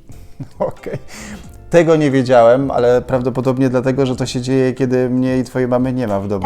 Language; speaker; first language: Polish; native; Polish